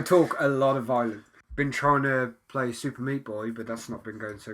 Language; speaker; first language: English; native; English